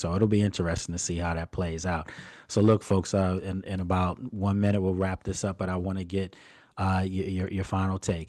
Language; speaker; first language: English; native; English